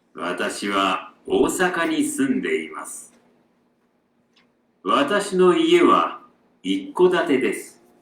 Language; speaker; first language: Japanese; non-native, learner; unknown